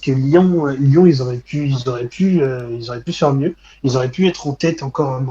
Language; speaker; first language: French; native; French